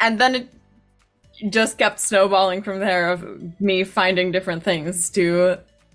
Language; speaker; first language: English; non-native, local second language; Filipino